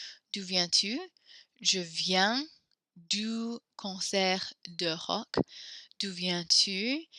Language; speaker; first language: French; non-native, fluent; English